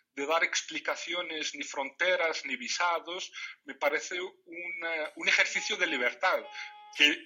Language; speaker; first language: Spanish; non-native, fluent; Riffian